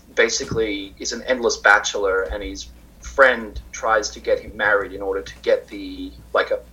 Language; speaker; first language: English; native; English